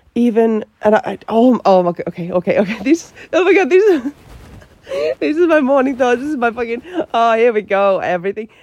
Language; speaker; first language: English; non-native, fluent; Finnish